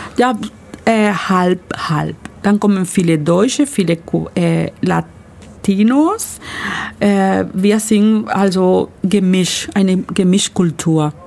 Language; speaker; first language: German; non-native, learner; Spanish